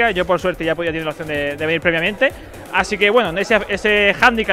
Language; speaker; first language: Spanish; native; Spanish